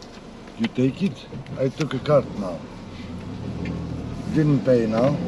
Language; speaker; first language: English; non-native, learner; Greek